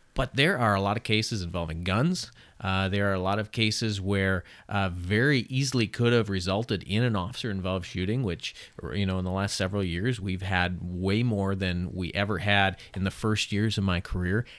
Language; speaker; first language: English; native; English